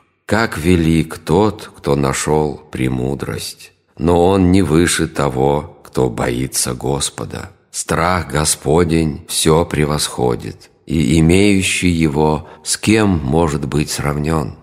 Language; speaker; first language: Russian; native; Russian